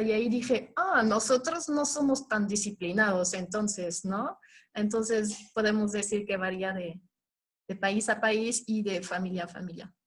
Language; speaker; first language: Spanish; non-native, fluent; French